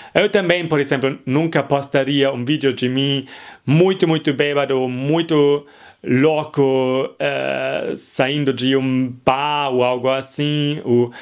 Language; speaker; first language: Portuguese; non-native, fluent; German